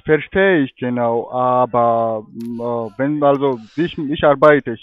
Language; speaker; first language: German; non-native, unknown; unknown